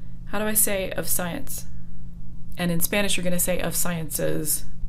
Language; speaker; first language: English; native; English